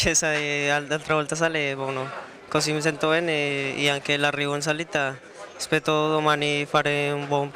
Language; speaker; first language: Italian; non-native, learner; Spanish